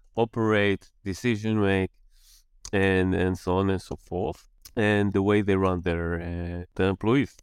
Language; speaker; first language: English; non-native, fluent; Hebrew